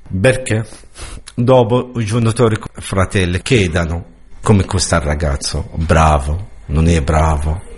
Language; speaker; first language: Italian; non-native, learner; Arabic